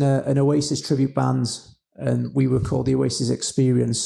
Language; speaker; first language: English; native; English